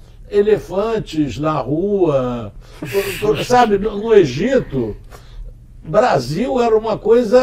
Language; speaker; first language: Portuguese; early bilingual, other home language; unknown